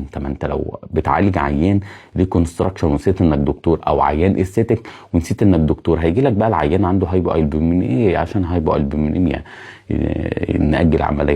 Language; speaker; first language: Arabic; native; Arabic